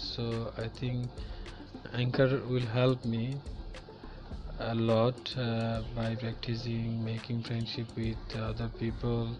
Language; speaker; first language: English; non-native, learner; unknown